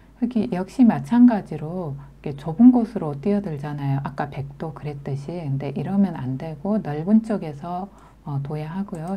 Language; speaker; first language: Korean; native; Korean